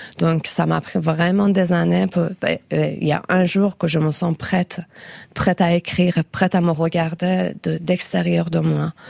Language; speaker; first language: French; non-native, fluent; Persian